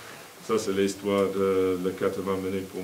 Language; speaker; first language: French; non-native, learner; English